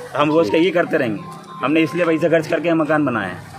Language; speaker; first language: Hindi; native; Hindi